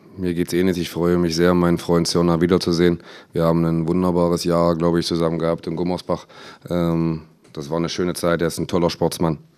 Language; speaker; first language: German; native; German